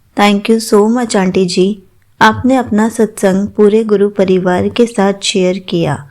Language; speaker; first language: Hindi; native; Hindi